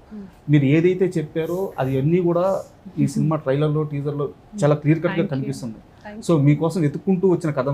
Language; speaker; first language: Telugu; native; Telugu